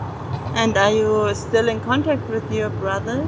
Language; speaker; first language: English; non-native, fluent; German